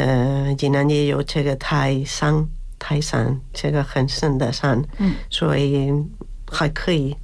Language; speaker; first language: Chinese; non-native, learner; Spanish